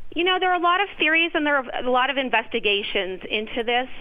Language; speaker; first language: English; native; English